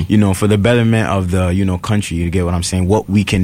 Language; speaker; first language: English; native; English